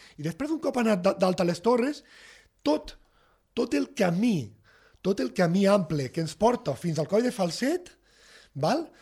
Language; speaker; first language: Catalan; native; Catalan